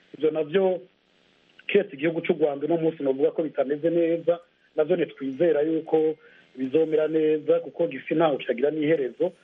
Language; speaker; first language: Rundi; native; Rundi